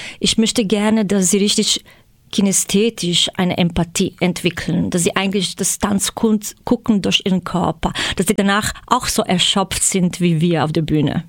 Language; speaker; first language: German; non-native, fluent; Croatian